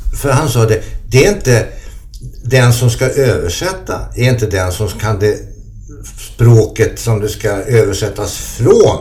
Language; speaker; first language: Swedish; native; Swedish